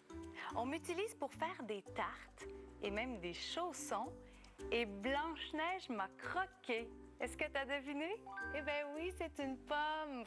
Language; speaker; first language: French; native; French